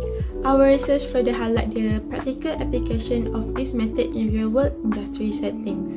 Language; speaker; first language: English; non-native, local second language; Malay